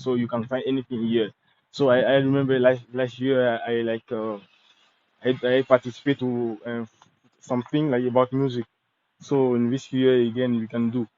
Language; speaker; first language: English; non-native, learner; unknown